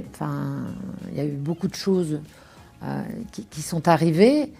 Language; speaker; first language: French; native; French